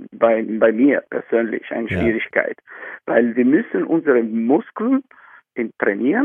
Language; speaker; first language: German; non-native, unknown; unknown